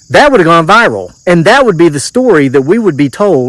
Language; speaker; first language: English; native; English